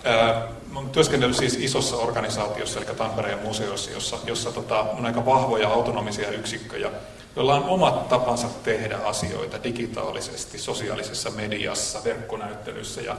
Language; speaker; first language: Finnish; native; Finnish